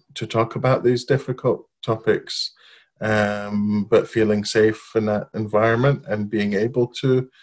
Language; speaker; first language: English; non-native, fluent; Arabic